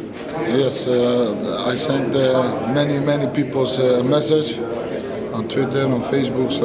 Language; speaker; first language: English; non-native, learner; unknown